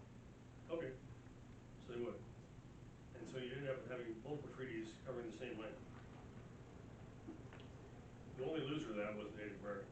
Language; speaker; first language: English; native; English